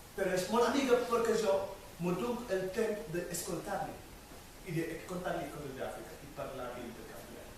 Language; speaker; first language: Catalan; non-native, fluent; Wolof